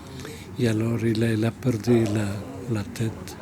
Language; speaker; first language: French; non-native, fluent; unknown